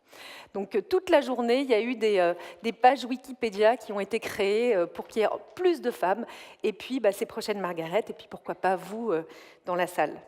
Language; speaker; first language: French; native; French